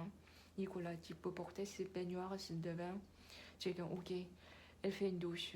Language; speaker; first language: French; non-native, learner; Korean